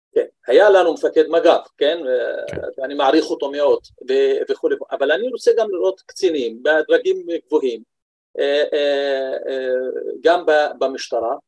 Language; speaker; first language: Hebrew; non-native, local second language; Arabic